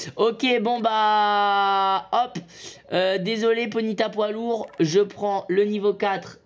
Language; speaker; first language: French; native; French